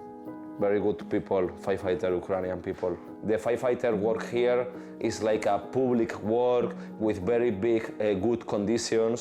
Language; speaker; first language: English; non-native, learner; Spanish